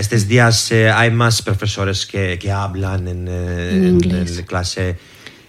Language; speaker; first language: Spanish; non-native, fluent; English